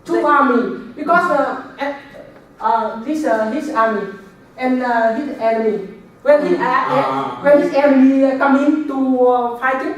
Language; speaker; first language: English; non-native, learner; Vietnamese